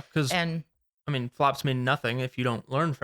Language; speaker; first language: English; native; English